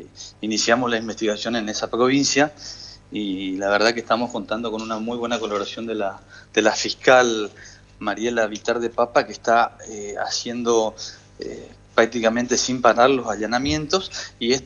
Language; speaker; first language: Spanish; native; Spanish